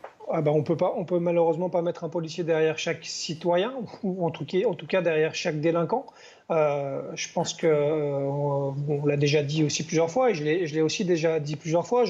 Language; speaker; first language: French; native; French